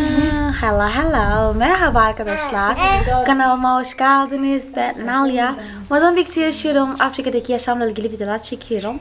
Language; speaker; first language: Turkish; non-native, fluent; Portuguese